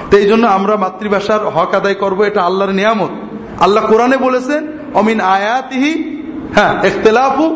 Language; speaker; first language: Bangla; native; Bangla